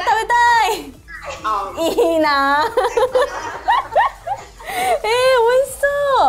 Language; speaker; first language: Japanese; native; Japanese